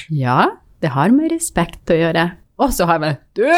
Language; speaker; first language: Norwegian; non-native, fluent; Russian